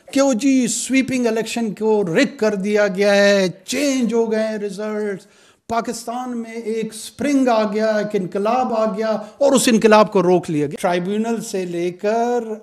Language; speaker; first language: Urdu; non-native, local second language; Pashto